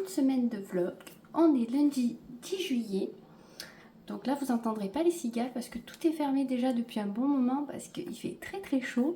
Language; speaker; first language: French; native; French